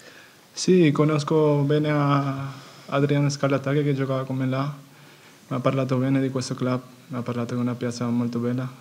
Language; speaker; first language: Italian; non-native, fluent; Spanish